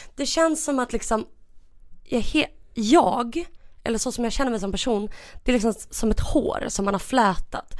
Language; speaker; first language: Swedish; early bilingual, other home language; Russian